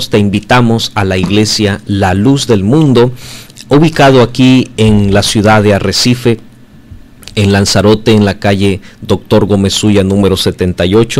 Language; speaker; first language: Spanish; native; Spanish